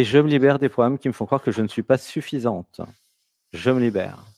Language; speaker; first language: French; native; French